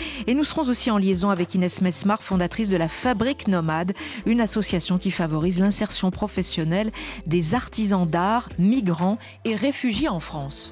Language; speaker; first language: French; native; French